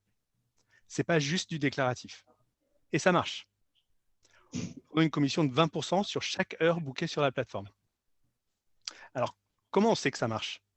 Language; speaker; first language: French; native; French